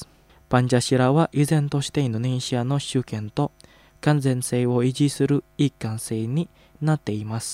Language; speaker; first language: Japanese; non-native, fluent; Indonesian